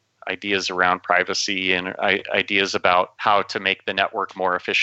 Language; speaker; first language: English; native; English